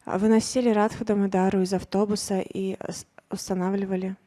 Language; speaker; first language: Russian; native; Russian